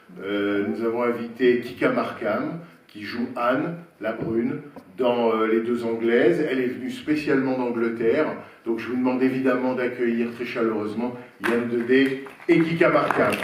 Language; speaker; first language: French; native; French